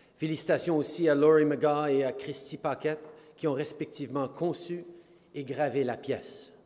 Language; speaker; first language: French; native; French